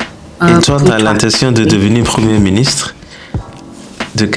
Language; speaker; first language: French; non-native, fluent; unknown